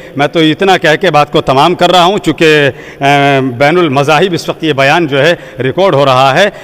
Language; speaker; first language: Urdu; native; Urdu